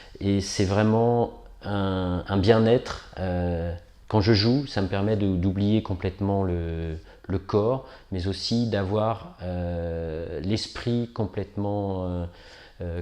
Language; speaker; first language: French; native; French